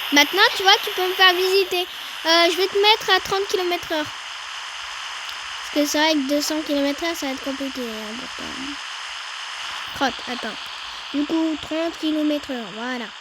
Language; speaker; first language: French; native; French